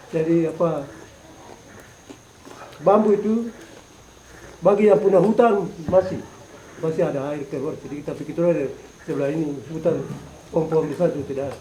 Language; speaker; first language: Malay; non-native, local second language; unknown